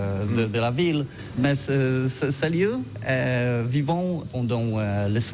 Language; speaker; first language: French; non-native, fluent; Polish